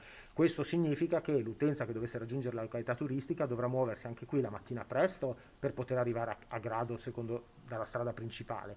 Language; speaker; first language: Italian; native; Italian